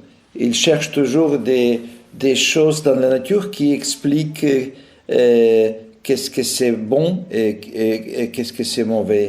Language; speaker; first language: French; non-native, fluent; Russian